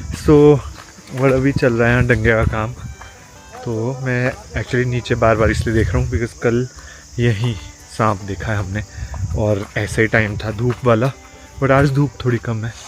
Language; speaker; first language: Hindi; native; Hindi